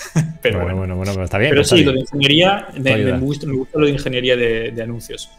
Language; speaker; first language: Spanish; early bilingual, other home language; French